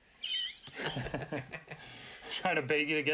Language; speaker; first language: English; native; English